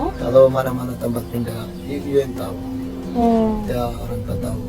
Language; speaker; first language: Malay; non-native, learner; Rohingya